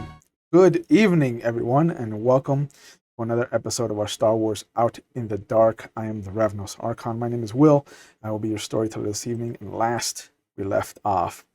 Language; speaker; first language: English; native; English